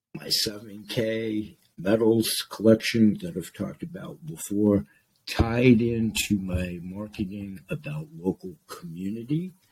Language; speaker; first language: English; native; English